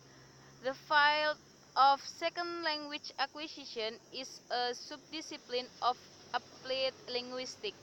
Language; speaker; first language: English; non-native, learner; Indonesian